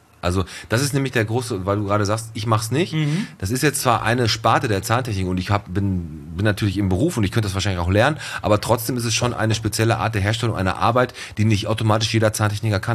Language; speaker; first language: German; native; German